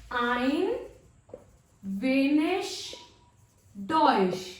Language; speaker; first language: German; non-native, fluent; Hindi